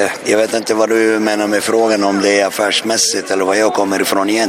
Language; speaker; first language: Swedish; non-native, fluent; Arabic